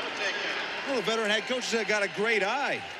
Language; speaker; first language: English; native; English